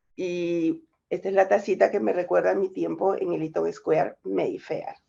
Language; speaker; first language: Spanish; native; Spanish